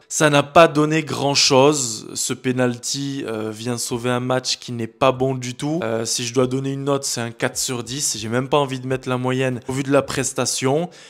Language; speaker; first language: French; native; French